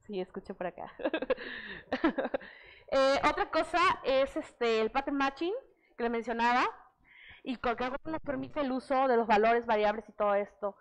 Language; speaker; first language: Spanish; native; Spanish